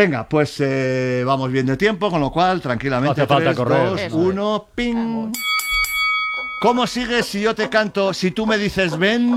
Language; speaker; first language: Spanish; native; Spanish